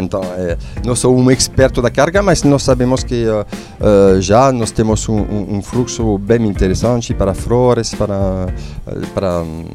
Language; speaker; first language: Portuguese; non-native, fluent; French